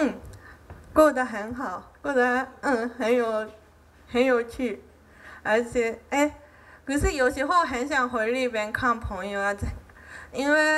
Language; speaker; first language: Chinese; non-native, fluent; Japanese